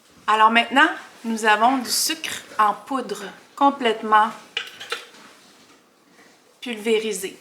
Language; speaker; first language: French; native; French